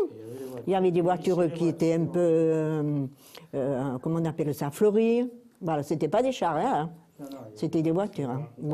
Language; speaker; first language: French; native; French